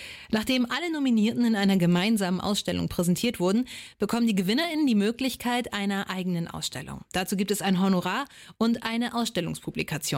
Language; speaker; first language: German; native; German